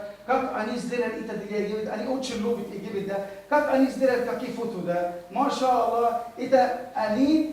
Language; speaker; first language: Russian; non-native, learner; Arabic